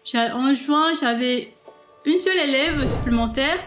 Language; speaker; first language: French; non-native, fluent; Korean